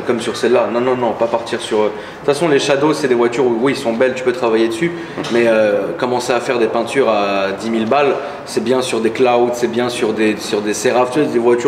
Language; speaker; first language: French; native; French